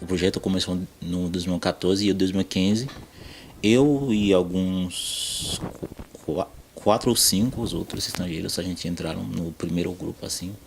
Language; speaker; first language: Portuguese; non-native, fluent; Haitian Creole